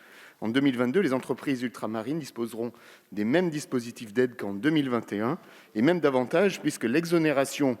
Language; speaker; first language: French; native; French